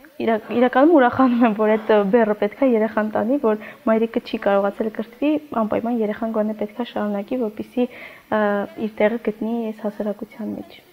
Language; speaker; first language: Armenian; non-native, local second language; Kurdish